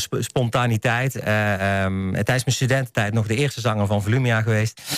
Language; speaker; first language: Dutch; native; Dutch